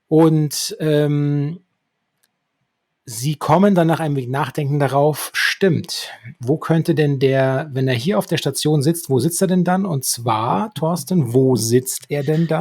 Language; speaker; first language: German; native; German